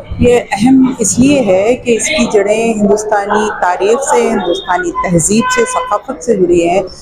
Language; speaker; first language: Urdu; native; Urdu